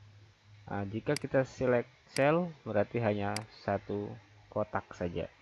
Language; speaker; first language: Indonesian; native; Indonesian